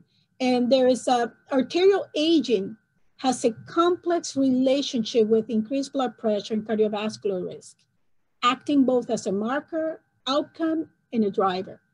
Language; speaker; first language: English; non-native, fluent; Spanish